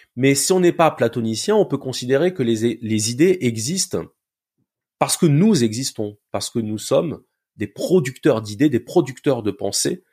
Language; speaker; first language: French; native; French